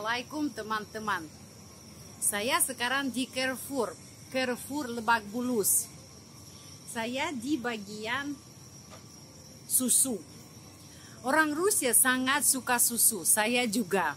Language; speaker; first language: Indonesian; non-native, fluent; Russian